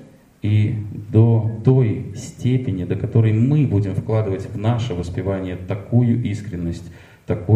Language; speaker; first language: Russian; native; Russian